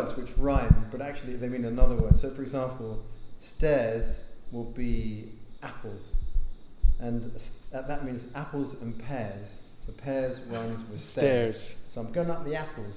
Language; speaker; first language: English; native; English